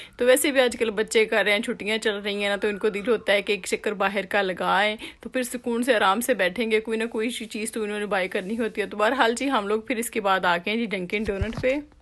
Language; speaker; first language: Urdu; native; Urdu